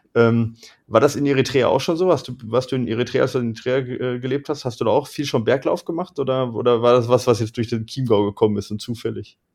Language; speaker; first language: German; native; German